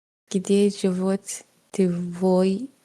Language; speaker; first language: Russian; non-native, learner; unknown